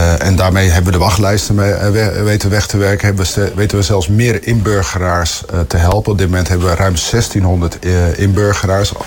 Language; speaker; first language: Dutch; native; Dutch